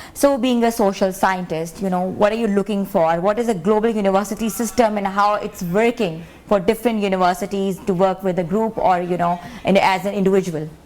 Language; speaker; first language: English; non-native, local second language; Urdu